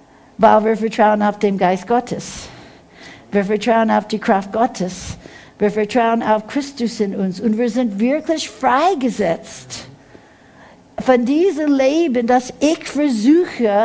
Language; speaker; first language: German; non-native, fluent; English